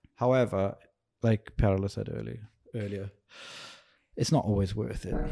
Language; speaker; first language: English; native; English